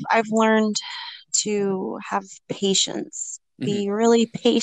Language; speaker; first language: English; native; English